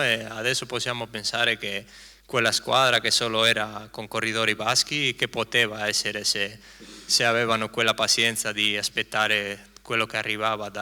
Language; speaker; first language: Italian; non-native, fluent; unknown